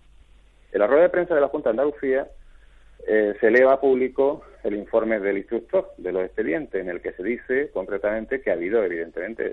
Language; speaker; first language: Spanish; native; Spanish